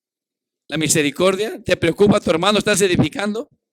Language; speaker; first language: Spanish; native; Spanish